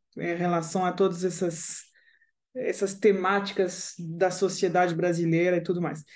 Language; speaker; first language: Portuguese; non-native, fluent; French